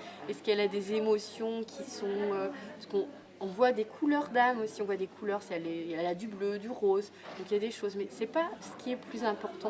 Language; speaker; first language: French; native; French